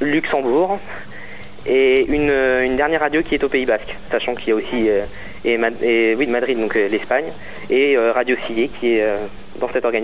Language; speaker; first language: French; native; French